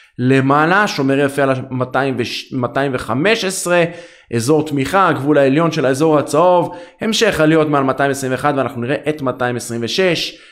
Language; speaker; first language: Hebrew; native; Hebrew